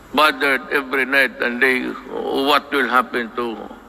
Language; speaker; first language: English; non-native, local second language; Cebuano